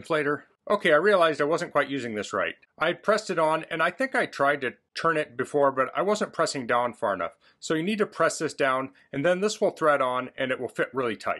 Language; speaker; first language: English; native; English